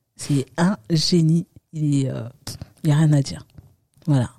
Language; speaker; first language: French; early bilingual, other home language; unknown